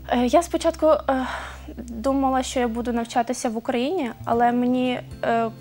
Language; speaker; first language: Ukrainian; native; Ukrainian